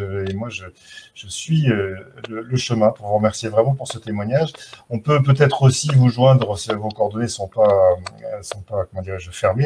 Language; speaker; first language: French; native; French